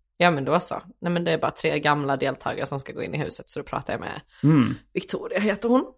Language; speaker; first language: Swedish; native; Swedish